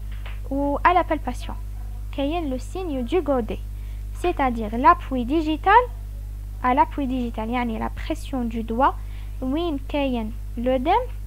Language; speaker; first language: French; non-native, local second language; Arabic